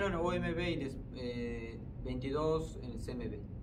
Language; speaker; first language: Spanish; non-native, fluent; Japanese